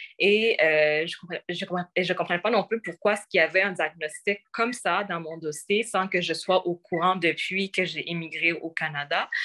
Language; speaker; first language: French; early bilingual, other home language; Rundi